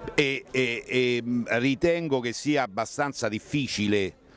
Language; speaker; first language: Italian; native; Italian